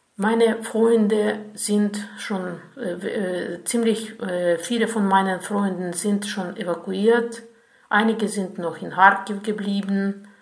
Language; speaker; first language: German; non-native, fluent; Russian